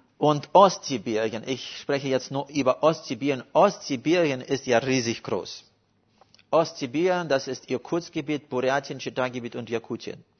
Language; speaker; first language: German; non-native, fluent; Russian